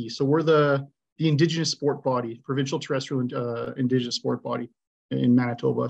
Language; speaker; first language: English; native; English